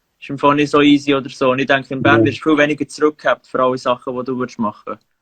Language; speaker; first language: German; native; German